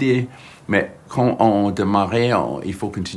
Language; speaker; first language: French; non-native, learner; English